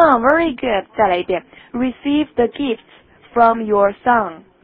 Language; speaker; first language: English; non-native, fluent; Chinese